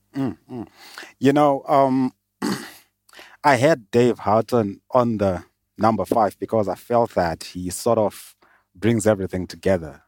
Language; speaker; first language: English; non-native, local second language; Shona